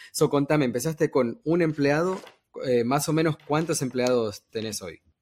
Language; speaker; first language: Spanish; native; Spanish